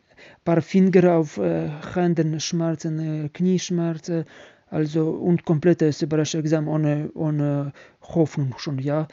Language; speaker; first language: German; non-native, learner; Ukrainian